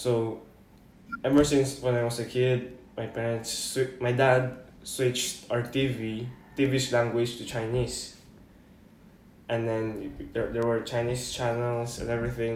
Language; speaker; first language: English; non-native, local second language; Filipino